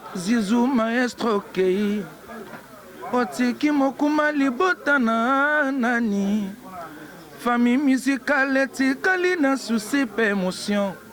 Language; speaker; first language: Lingala; native; Lingala